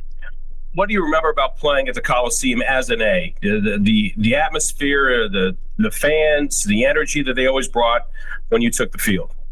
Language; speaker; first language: English; native; English